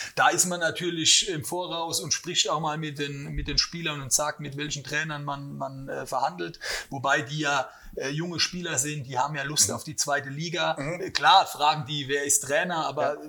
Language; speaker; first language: German; native; German